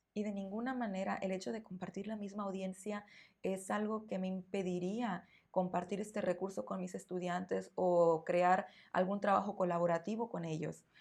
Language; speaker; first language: Spanish; native; Spanish